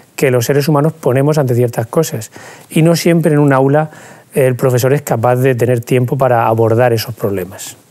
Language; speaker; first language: Spanish; native; Spanish